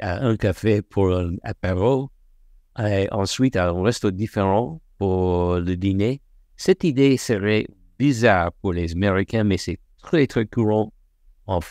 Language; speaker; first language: French; non-native, fluent; English